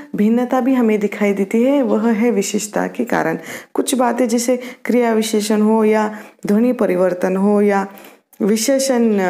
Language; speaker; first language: Hindi; non-native, local second language; Marathi